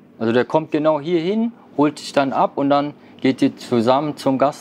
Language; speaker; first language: German; native; German